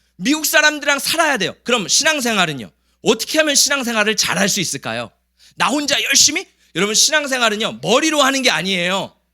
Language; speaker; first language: Korean; early bilingual, heritage; Korean